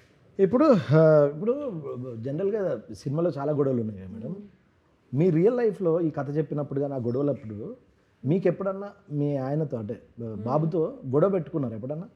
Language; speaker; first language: Telugu; native; Telugu